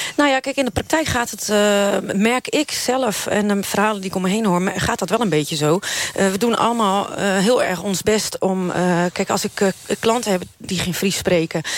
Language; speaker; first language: Dutch; non-native, local second language; Western Frisian